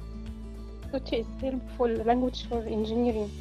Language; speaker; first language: English; non-native, learner; Arabic